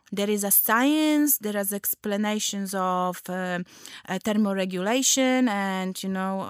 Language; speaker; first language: English; non-native, fluent; Polish